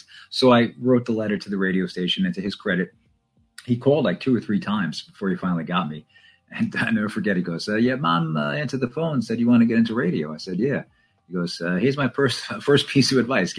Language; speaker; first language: English; native; English